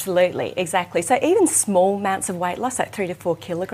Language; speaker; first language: English; native; English